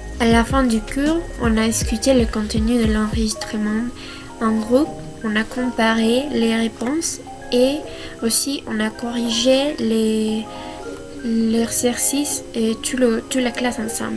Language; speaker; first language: French; non-native, fluent; Spanish